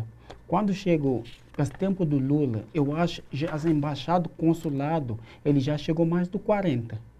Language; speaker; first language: Portuguese; non-native, learner; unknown